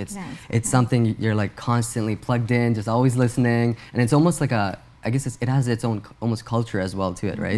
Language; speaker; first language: English; early bilingual, other home language; Urdu